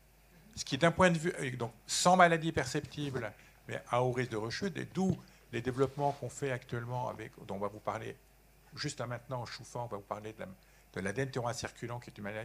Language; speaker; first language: French; native; French